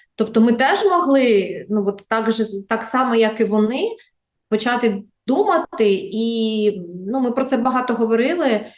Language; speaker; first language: Ukrainian; native; Ukrainian